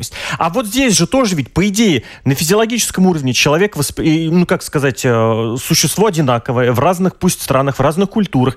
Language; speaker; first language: Russian; native; Russian